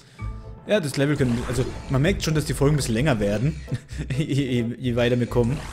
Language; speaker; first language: German; native; German